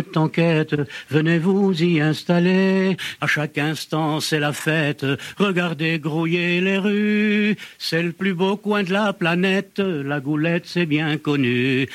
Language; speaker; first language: French; native; French